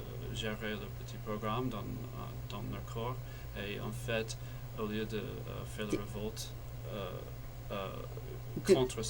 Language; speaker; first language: French; non-native, fluent; English